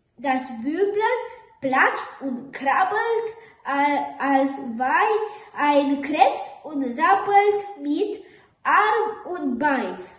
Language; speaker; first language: German; non-native, learner; Romanian